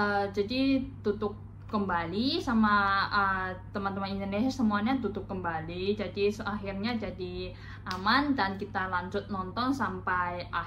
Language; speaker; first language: Indonesian; non-native, fluent; Chinese